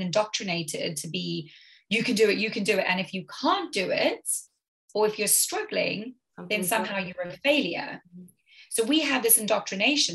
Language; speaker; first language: English; native; English